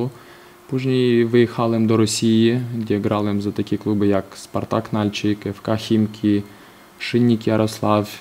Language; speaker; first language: Polish; non-native, fluent; Ukrainian